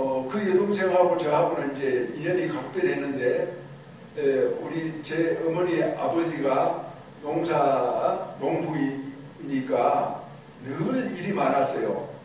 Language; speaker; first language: Korean; native; Korean